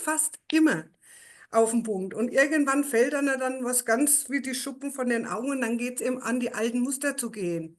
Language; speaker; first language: German; native; German